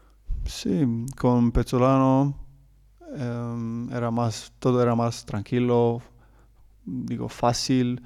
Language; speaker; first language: Spanish; non-native, learner; Croatian